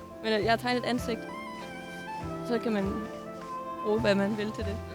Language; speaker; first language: Danish; native; Danish